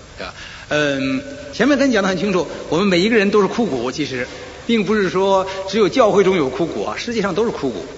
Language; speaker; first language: Chinese; native; Chinese